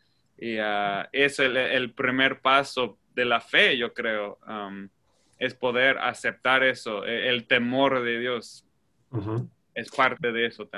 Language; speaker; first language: Spanish; non-native, fluent; English